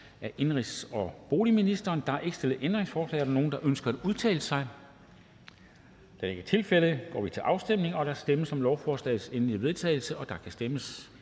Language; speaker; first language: Danish; native; Danish